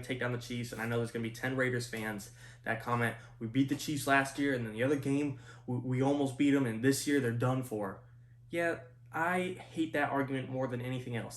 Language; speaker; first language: English; native; English